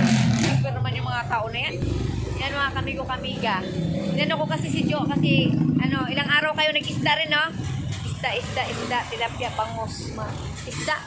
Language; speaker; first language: Filipino; non-native, local second language; Cebuano